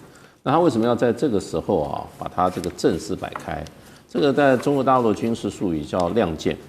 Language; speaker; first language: Chinese; native; Chinese